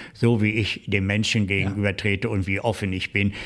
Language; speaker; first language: German; native; German